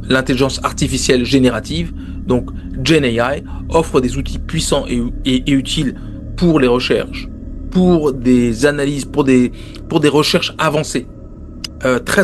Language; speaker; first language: French; native; French